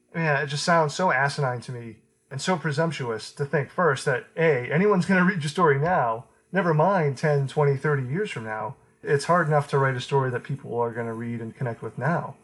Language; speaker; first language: English; native; English